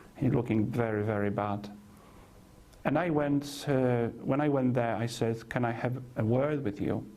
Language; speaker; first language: English; non-native, fluent; Polish